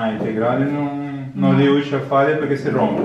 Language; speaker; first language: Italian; non-native, learner; Portuguese